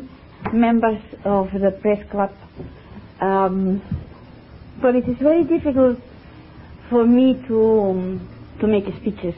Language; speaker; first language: English; non-native, fluent; Spanish